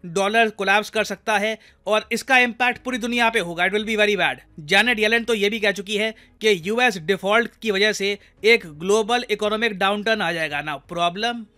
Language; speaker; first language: Hindi; native; Hindi